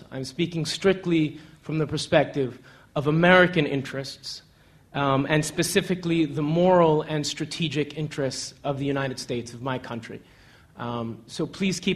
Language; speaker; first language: English; native; English